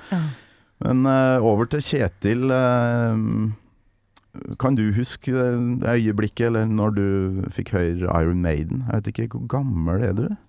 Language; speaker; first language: Norwegian; native; Norwegian